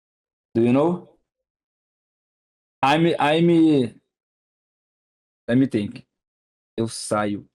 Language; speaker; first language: English; non-native, learner; Portuguese